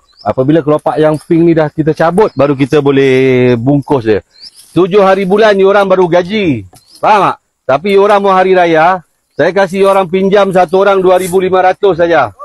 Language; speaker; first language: Malay; native; Malay